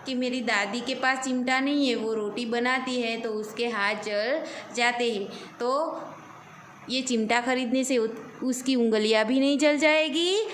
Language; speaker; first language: Hindi; non-native, local second language; Gujarati